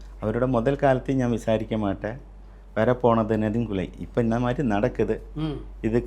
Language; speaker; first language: Tamil; non-native, local second language; Malayalam